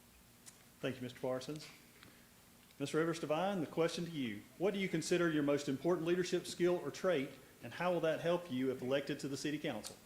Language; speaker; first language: English; native; English